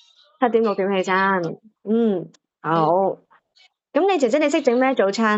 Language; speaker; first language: Cantonese; native; Cantonese